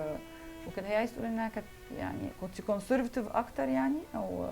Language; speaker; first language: Arabic; native; Arabic